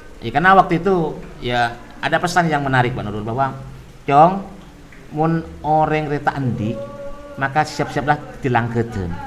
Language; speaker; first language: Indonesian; non-native, local second language; Madurese